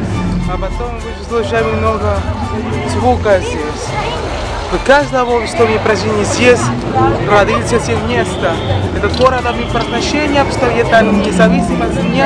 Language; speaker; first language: Russian; non-native, learner; Spanish